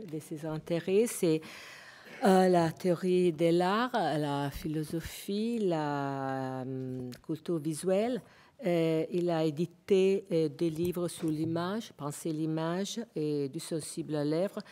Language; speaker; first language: French; non-native, fluent; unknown